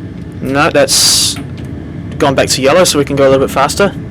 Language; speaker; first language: English; native; English